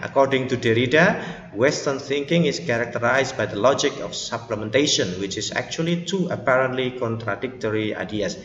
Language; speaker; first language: English; non-native, fluent; Indonesian